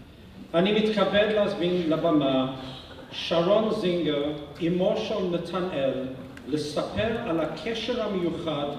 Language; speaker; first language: Hebrew; native; Hebrew